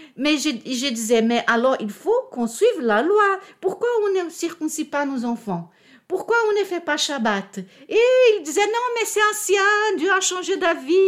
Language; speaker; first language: French; non-native, fluent; Portuguese